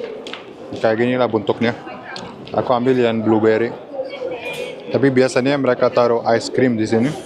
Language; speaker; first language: Indonesian; non-native, fluent; Arabic